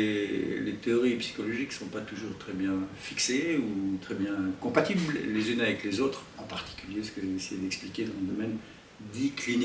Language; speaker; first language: French; native; French